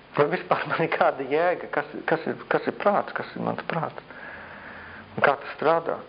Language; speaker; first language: Latvian; native; Latvian